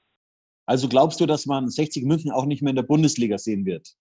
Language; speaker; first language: German; native; German